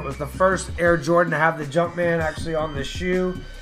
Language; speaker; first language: English; native; English